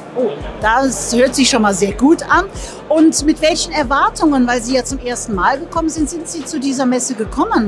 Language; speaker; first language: German; native; German